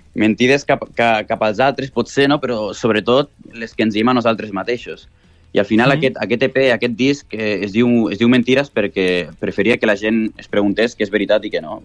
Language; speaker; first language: Catalan; native; Catalan